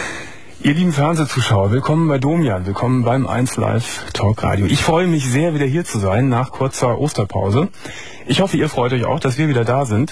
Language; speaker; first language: German; native; German